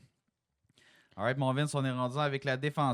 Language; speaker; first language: French; native; French